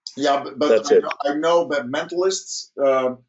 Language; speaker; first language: English; early bilingual, other home language; Dutch